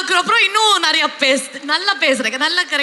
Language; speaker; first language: Tamil; non-native, local second language; Kannada